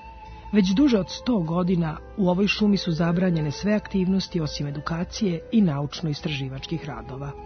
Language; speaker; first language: Serbian; native; Serbian